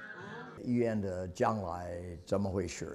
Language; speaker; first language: Chinese; non-native, fluent; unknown